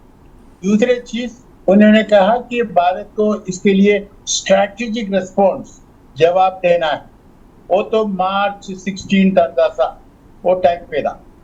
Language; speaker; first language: Hindi; non-native, local second language; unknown